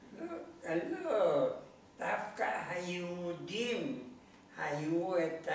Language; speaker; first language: Hebrew; non-native, learner; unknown